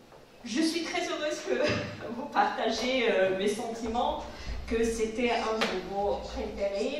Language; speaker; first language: French; non-native, fluent; Azerbaijani